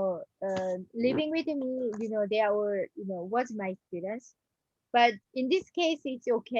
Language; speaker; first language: English; non-native, learner; Korean